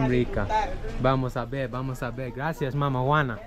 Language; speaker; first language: Spanish; non-native, learner; English